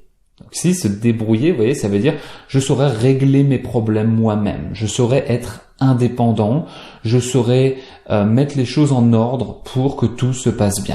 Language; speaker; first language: French; native; French